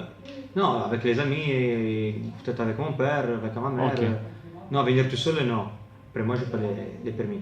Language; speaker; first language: French; non-native, fluent; Italian